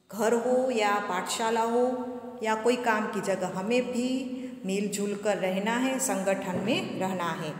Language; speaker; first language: Hindi; non-native, local second language; Gujarati